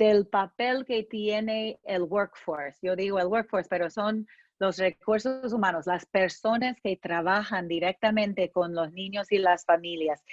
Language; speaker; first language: Spanish; non-native, fluent; English